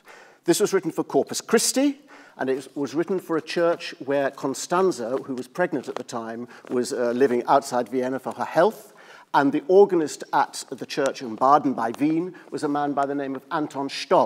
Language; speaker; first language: English; native; English